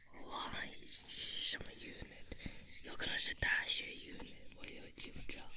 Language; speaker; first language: Chinese; early bilingual, heritage; Chinese